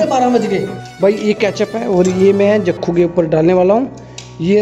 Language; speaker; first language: Hindi; non-native, local second language; Dogri